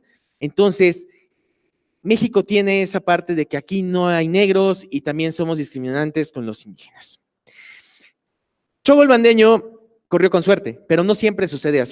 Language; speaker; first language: Spanish; native; Spanish